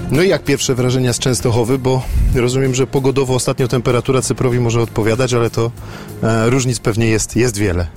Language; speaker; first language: Polish; native; Polish